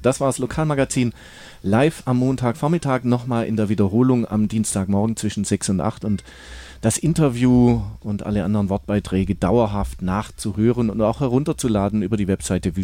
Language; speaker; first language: German; native; German